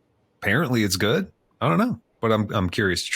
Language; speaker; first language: English; native; English